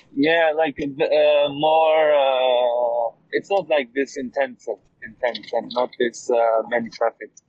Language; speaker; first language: English; non-native, learner; German